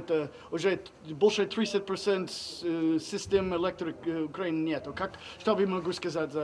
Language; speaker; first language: Russian; non-native, learner; English